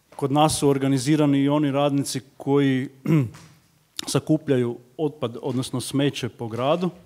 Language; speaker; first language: Croatian; native; Croatian